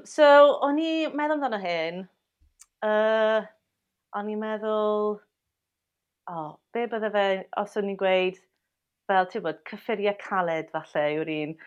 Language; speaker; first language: Welsh; native; Welsh